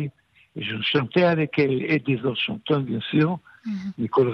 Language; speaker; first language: French; non-native, fluent; Hebrew